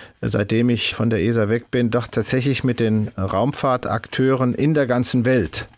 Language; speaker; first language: German; native; German